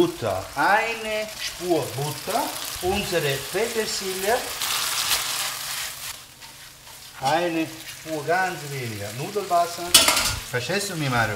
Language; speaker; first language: German; non-native, fluent; Italian